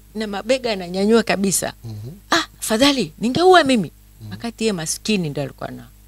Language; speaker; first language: Swahili; native; Swahili